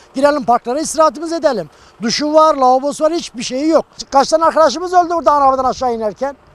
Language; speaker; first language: Turkish; native; Turkish